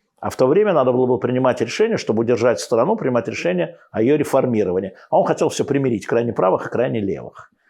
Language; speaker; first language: Russian; native; Russian